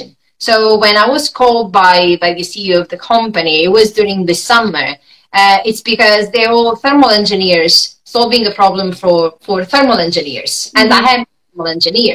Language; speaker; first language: English; non-native, fluent; Italian